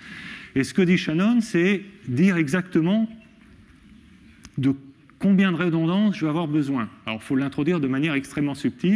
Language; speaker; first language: French; native; French